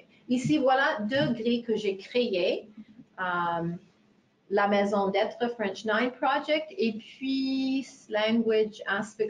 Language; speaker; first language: French; non-native, fluent; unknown